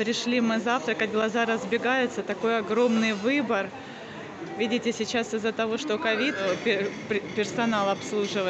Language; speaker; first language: Russian; native; Russian